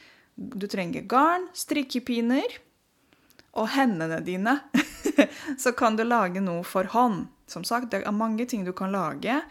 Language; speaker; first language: Norwegian; non-native, fluent; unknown